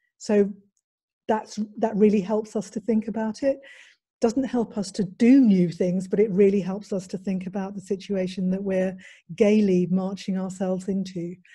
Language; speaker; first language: English; native; English